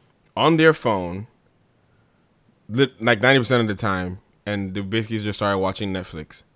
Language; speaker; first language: English; native; English